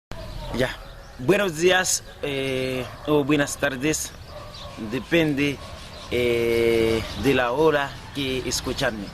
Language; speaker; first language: Spanish; non-native, learner; Haitian Creole